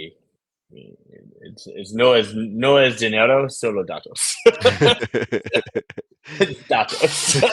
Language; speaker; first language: Spanish; non-native, learner; English